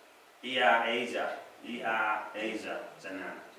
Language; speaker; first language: Portuguese; non-native, learner; English